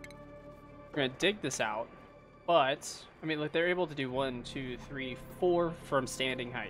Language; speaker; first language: English; native; English